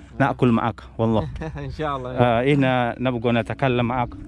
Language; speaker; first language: Arabic; non-native, learner; Indonesian